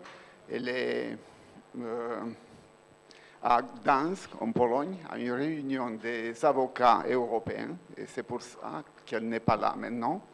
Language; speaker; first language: French; non-native, fluent; Romanian